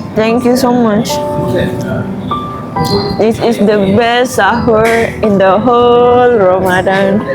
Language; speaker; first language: English; non-native, local second language; Malay